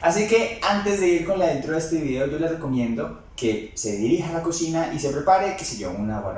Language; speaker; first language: Spanish; native; Spanish